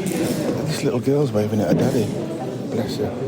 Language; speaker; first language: English; native; English